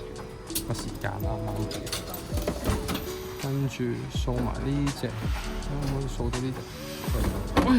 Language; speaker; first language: Chinese; native; Chinese